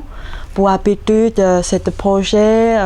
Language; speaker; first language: French; non-native, learner; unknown